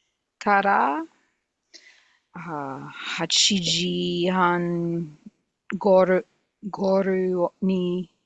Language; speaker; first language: Japanese; non-native, learner; English